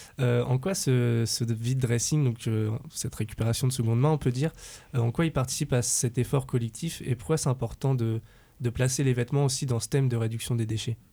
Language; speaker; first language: French; native; French